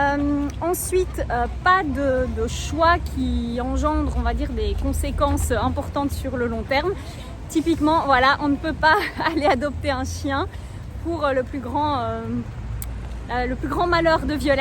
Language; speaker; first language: French; native; French